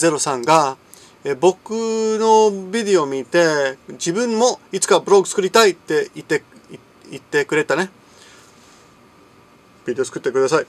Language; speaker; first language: Japanese; non-native, fluent; English